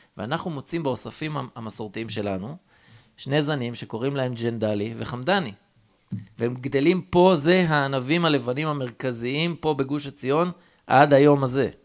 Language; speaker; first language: Hebrew; native; Hebrew